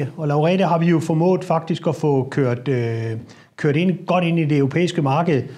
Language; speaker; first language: Danish; native; Danish